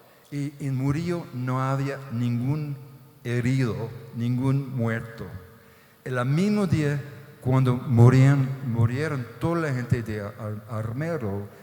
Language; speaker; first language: Spanish; non-native, fluent; English